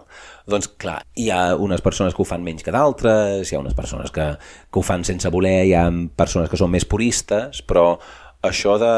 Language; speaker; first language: Catalan; non-native, fluent; English